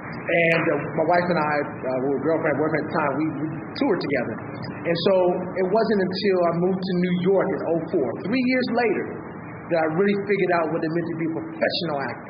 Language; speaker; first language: English; native; English